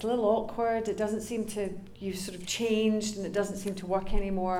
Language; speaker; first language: English; native; English